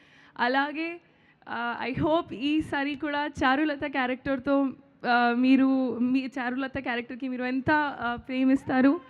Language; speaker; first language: Telugu; non-native, learner; Hindi